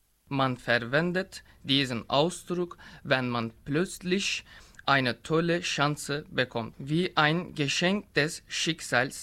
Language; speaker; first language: German; non-native, learner; Turkish